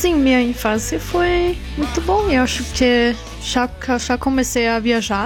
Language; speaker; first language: Portuguese; non-native, fluent; German